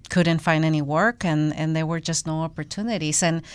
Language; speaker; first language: English; non-native, fluent; Spanish